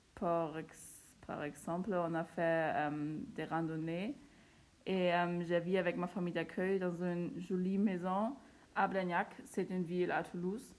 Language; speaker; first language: French; non-native, learner; German